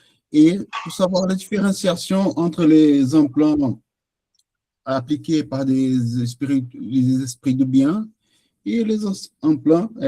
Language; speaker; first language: French; non-native, fluent; Portuguese